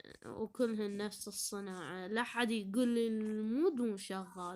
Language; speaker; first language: Arabic; native; Arabic